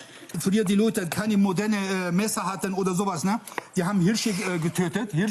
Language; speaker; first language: German; non-native, fluent; Kurdish